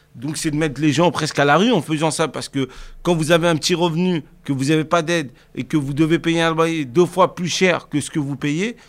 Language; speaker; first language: French; native; French